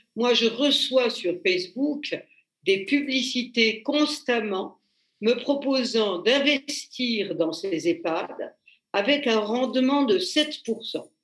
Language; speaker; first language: French; native; French